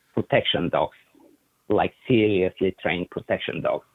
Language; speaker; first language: English; non-native, fluent; Bulgarian